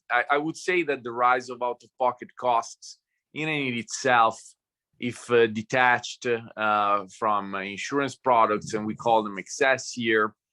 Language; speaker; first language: English; non-native, fluent; Italian